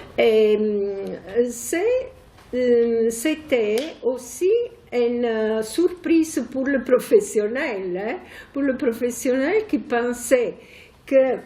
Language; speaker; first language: French; non-native, fluent; Italian